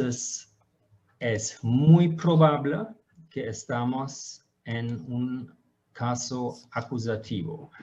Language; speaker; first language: Spanish; non-native, fluent; German